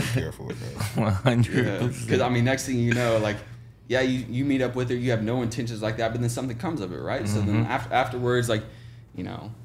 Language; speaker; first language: English; native; English